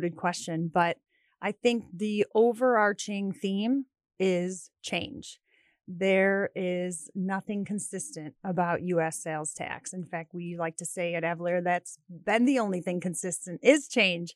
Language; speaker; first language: English; native; English